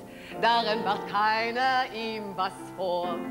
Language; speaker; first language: German; native; German